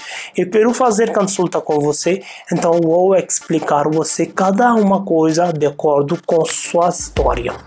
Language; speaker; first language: Portuguese; non-native, fluent; Hindi